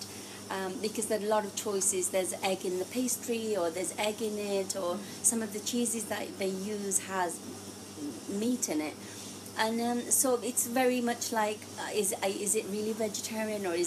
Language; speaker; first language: English; non-native, local second language; Gujarati